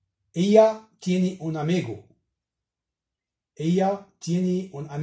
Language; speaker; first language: Spanish; non-native, learner; Arabic